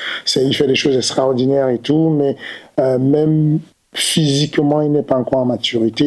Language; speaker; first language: French; native; French